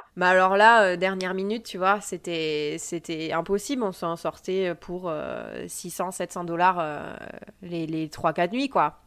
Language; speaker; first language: French; native; French